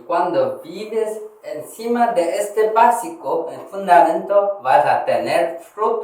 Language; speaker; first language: Spanish; non-native, learner; Korean